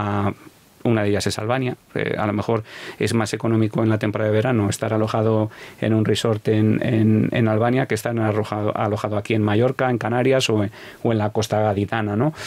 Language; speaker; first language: Spanish; native; Spanish